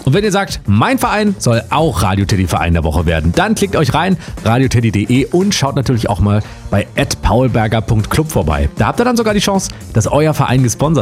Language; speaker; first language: German; native; German